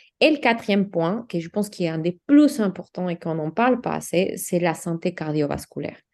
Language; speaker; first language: French; non-native, fluent; Spanish